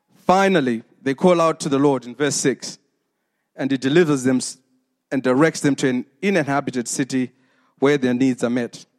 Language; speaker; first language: English; non-native, local second language; Shona